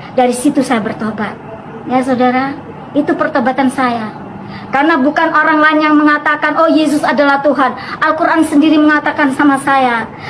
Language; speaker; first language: Indonesian; non-native, local second language; Madurese